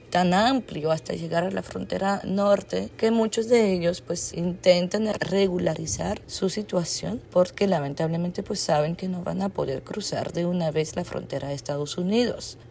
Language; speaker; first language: Spanish; non-native, fluent; French